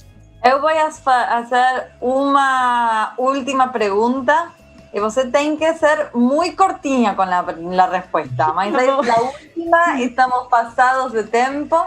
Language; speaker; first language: Portuguese; non-native, fluent; Spanish